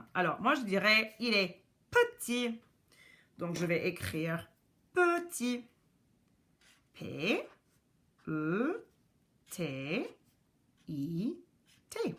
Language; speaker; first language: French; non-native, local second language; English